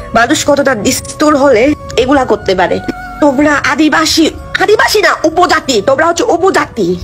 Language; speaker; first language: Bangla; non-native, local second language; Chakma